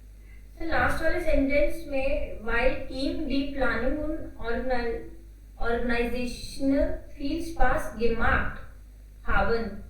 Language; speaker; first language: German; non-native, learner; Hindi